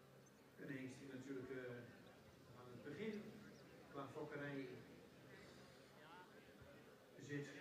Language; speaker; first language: Dutch; native; Dutch